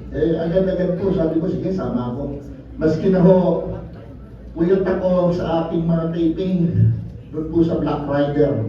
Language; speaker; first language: Filipino; native; Filipino